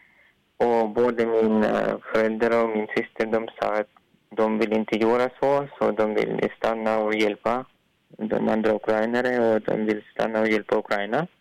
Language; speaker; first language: Swedish; non-native, learner; Ukrainian